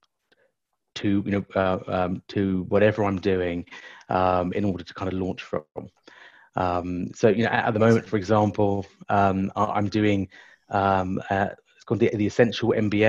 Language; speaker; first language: English; native; English